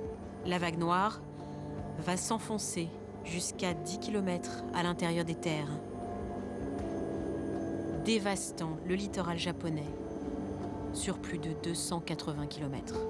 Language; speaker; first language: French; native; French